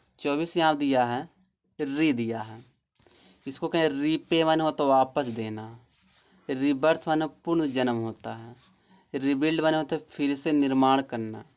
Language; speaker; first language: Hindi; native; Hindi